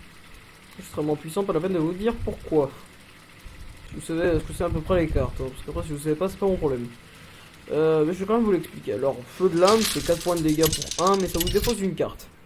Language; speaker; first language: French; native; French